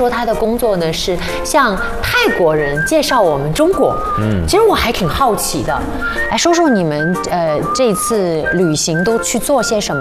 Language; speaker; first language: Chinese; native; Chinese